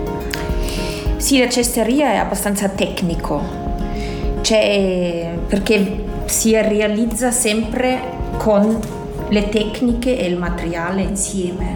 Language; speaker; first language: Italian; non-native, fluent; German